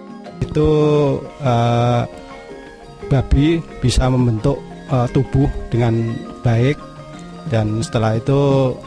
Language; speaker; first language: Indonesian; non-native, local second language; Javanese